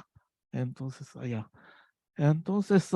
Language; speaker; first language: Spanish; non-native, learner; Japanese